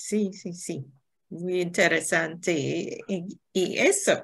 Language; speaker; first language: Spanish; non-native, learner; English